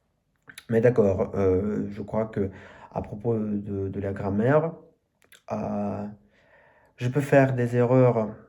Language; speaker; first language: French; non-native, learner; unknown